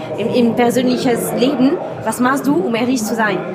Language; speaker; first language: German; non-native, learner; French